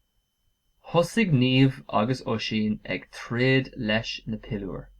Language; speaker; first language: Irish; non-native, local second language; English